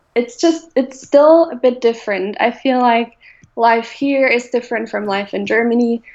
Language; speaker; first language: English; non-native, fluent; German